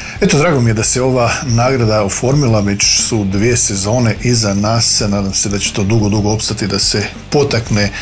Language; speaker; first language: Croatian; native; Croatian